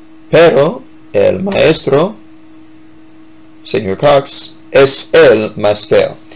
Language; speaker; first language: Spanish; non-native, fluent; English